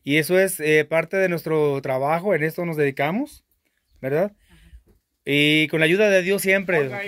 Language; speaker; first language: Spanish; native; Spanish